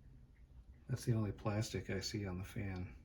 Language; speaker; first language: English; native; English